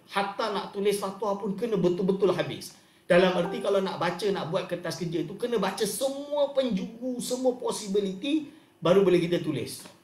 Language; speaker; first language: Malay; native; Malay